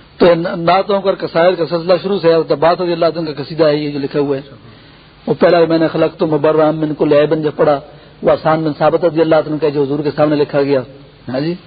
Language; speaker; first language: Urdu; non-native, local second language; Pashto